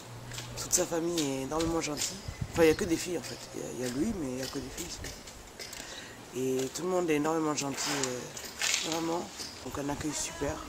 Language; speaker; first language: French; native; French